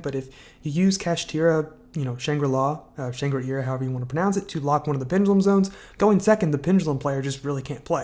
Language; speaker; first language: English; native; English